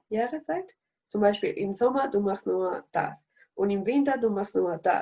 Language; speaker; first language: German; non-native, learner; Spanish